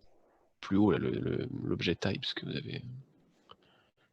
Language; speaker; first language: French; native; French